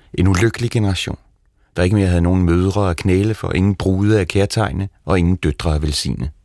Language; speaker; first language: Danish; native; Danish